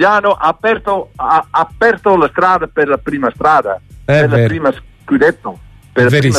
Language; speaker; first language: Italian; non-native, learner; Dutch